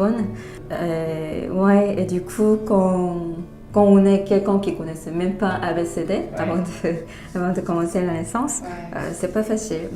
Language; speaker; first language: French; non-native, fluent; Korean